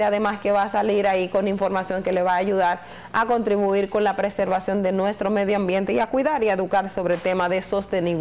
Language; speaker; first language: Spanish; native; Spanish